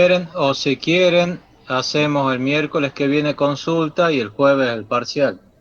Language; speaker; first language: Spanish; native; Spanish